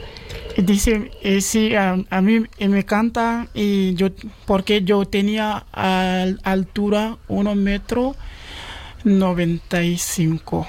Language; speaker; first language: Spanish; non-native, learner; Bambara